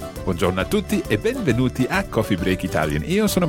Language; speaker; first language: Italian; non-native, fluent; English